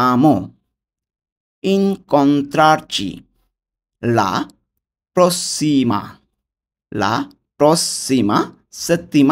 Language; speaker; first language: Italian; non-native, learner; Bangla